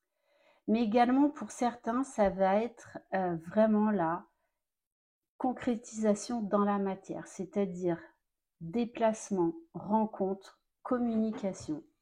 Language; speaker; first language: French; native; French